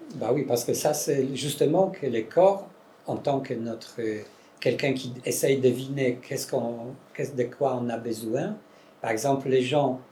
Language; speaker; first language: French; non-native, fluent; Polish